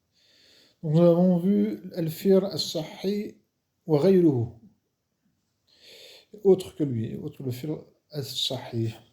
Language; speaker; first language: French; non-native, fluent; Arabic